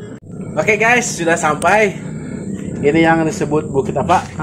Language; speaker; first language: Indonesian; non-native, local second language; Sundanese